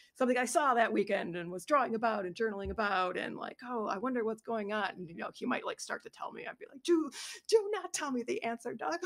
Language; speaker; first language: English; native; English